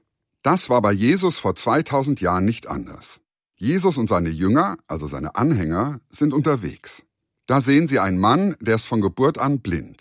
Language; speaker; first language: German; native; German